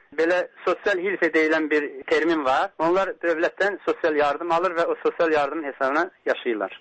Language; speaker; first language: Azerbaijani; native; Azerbaijani